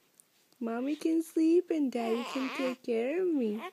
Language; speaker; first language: English; early bilingual, other home language; Spanish